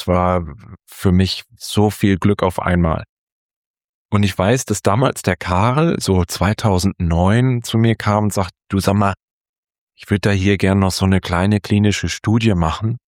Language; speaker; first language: German; native; German